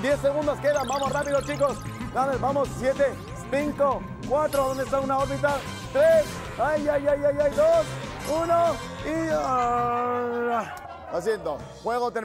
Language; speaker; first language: Spanish; native; Spanish